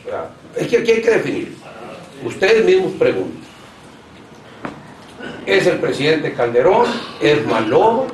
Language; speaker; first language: Spanish; native; Spanish